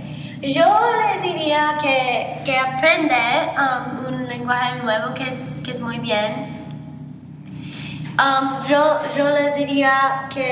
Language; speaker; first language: Spanish; non-native, learner; English